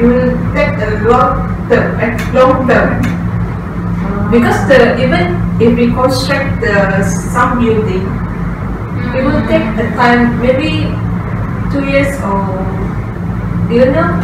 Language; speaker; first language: English; non-native, local second language; Malay